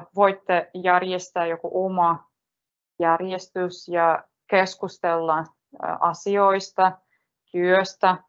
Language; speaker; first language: Finnish; non-native, fluent; Russian